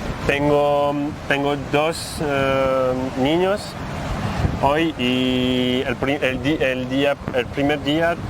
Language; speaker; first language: Spanish; non-native, learner; French